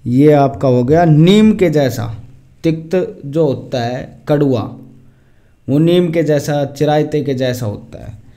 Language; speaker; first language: Hindi; native; Hindi